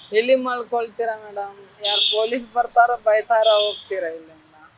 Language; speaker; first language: Kannada; non-native, learner; Hindi